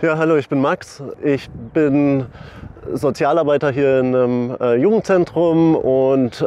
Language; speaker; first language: German; native; German